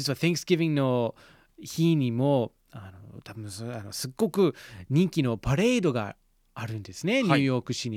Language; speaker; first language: Japanese; non-native, fluent; English